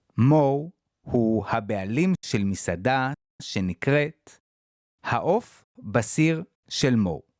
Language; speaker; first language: Hebrew; native; Hebrew